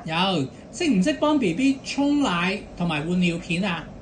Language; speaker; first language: Cantonese; native; Cantonese